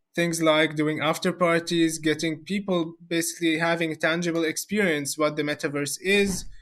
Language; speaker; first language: English; non-native, fluent; Arabic